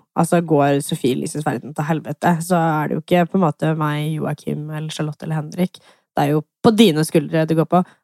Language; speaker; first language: Norwegian; early bilingual, other home language; English